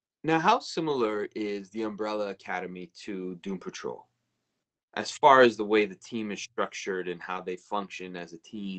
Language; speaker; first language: English; native; English